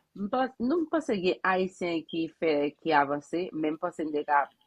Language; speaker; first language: French; non-native, local second language; Haitian Creole